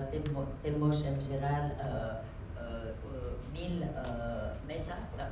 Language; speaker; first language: Portuguese; non-native, learner; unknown